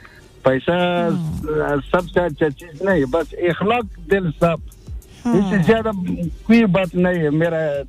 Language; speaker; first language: Hindi; non-native, local second language; Pashto